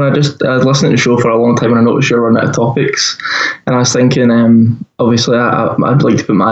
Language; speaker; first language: English; native; English